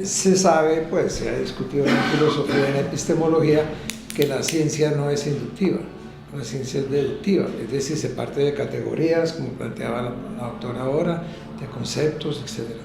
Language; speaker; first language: Spanish; native; Spanish